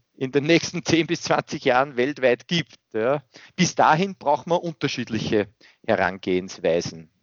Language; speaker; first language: German; native; German